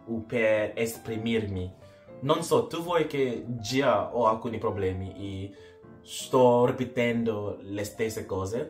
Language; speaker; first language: Italian; non-native, learner; English